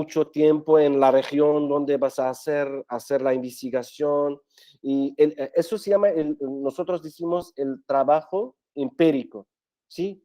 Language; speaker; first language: Spanish; non-native, fluent; Arabic